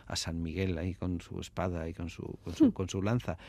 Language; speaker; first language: Spanish; native; Spanish